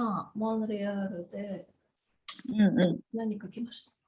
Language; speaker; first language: Japanese; non-native, fluent; Tatar